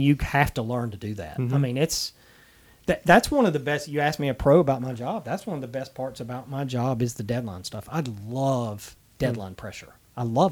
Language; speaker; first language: English; native; English